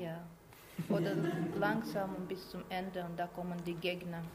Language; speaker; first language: German; non-native, learner; Russian